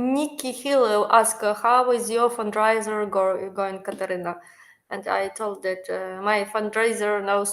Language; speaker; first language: English; non-native, learner; Ukrainian